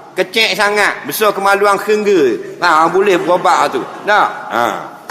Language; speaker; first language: Malay; native; Malay